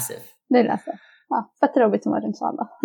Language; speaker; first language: Arabic; native; Arabic